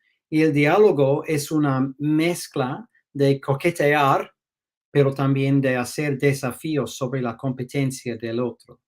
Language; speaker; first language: Spanish; non-native, fluent; English